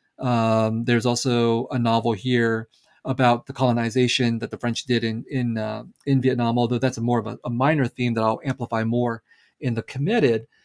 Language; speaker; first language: English; early bilingual, other home language; Vietnamese